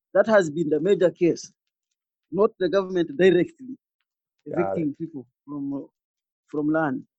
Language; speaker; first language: English; non-native, local second language; Ganda